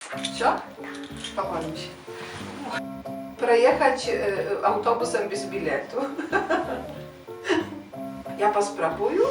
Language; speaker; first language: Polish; non-native, learner; Ukrainian